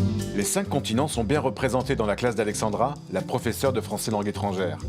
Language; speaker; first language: French; native; French